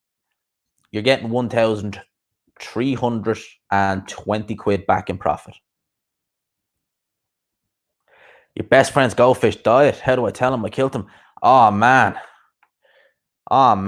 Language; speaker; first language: English; native; English